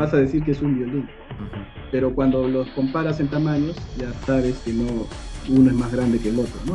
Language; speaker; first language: Spanish; native; Spanish